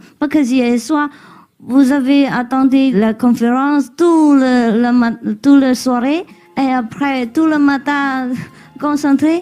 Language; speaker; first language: French; non-native, fluent; Vietnamese